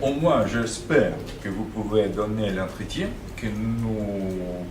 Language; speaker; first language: French; non-native, fluent; Russian